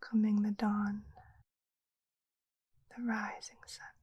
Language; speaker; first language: English; native; English